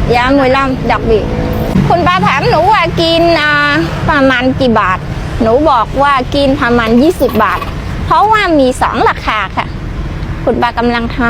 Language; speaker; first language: Thai; non-native, learner; Vietnamese